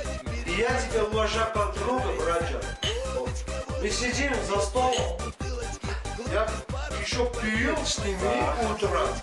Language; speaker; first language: Russian; non-native, fluent; Armenian